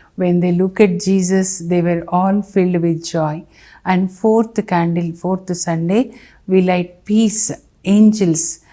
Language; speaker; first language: English; non-native, local second language; Telugu